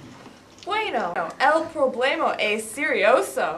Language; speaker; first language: Spanish; non-native, learner; English